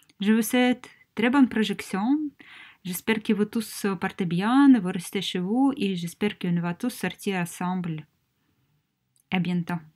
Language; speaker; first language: French; non-native, fluent; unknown